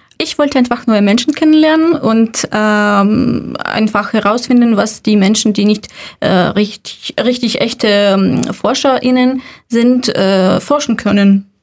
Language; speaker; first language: German; non-native, fluent; Russian